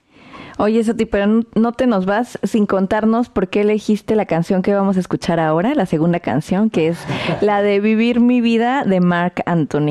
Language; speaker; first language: Spanish; native; Spanish